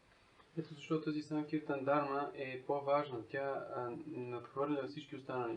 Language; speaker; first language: Bulgarian; native; Bulgarian